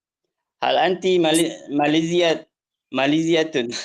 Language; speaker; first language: Arabic; non-native, learner; Malay